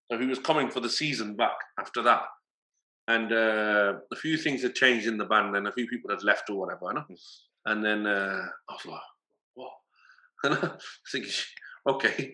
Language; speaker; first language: English; early bilingual, other home language; Punjabi